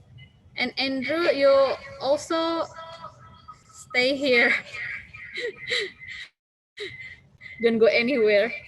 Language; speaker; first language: English; non-native, local second language; Indonesian